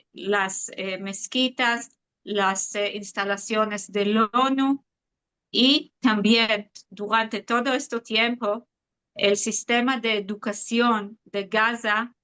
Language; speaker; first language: Spanish; non-native, fluent; Hebrew